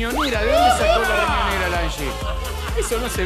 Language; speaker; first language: Spanish; native; Spanish